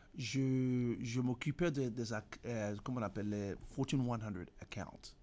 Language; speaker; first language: French; native; French